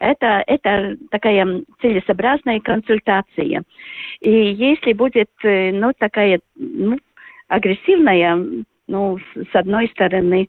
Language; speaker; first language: Russian; non-native, local second language; Latvian